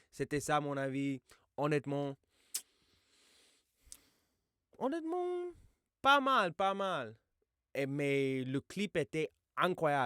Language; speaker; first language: French; non-native, fluent; English